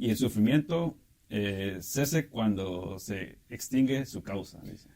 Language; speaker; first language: Spanish; native; Spanish